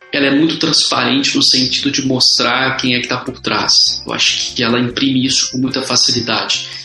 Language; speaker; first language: Portuguese; native; Portuguese